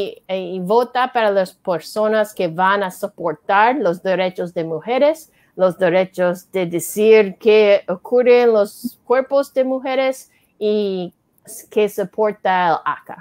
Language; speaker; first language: Spanish; non-native, learner; English